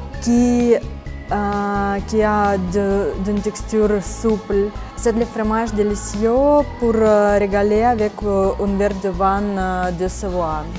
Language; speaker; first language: French; non-native, fluent; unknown